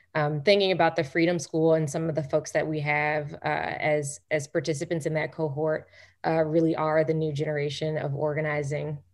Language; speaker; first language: English; native; English